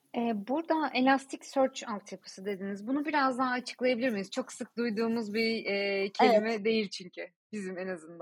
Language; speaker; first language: Turkish; native; Turkish